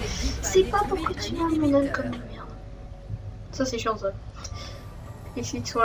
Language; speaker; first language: French; native; French